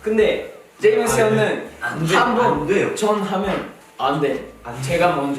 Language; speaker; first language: Korean; non-native, learner; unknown